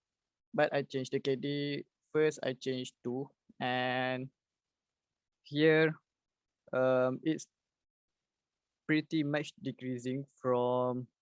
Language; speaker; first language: English; non-native, learner; Malay